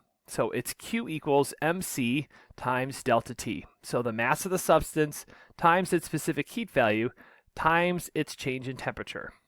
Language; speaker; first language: English; native; English